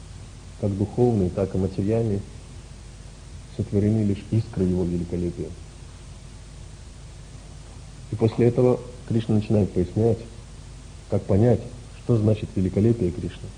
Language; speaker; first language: Russian; native; Russian